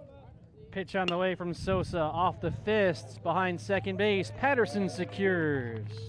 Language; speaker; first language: English; native; English